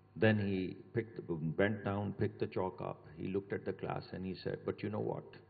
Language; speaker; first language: English; non-native, local second language; Urdu